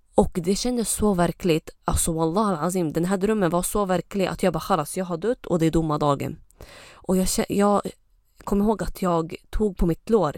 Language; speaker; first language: Swedish; early bilingual, other home language; Arabic